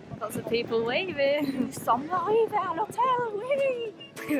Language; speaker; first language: English; native; English